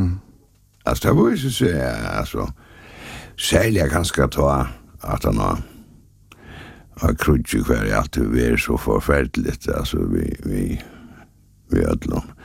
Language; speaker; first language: Danish; non-native, local second language; Faroese